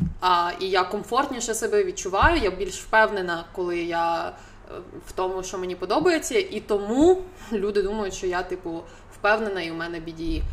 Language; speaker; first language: Ukrainian; non-native, local second language; Russian